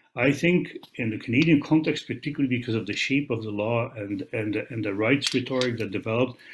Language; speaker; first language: English; non-native, fluent; Dutch